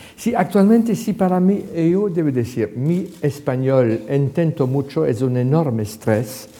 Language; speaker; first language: Spanish; non-native, fluent; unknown